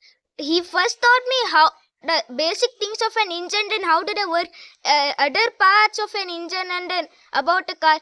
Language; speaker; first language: English; non-native, local second language; Hindi